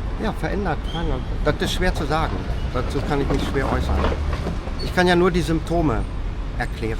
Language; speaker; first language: German; native; German